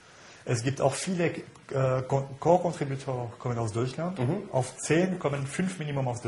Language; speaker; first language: German; non-native, fluent; French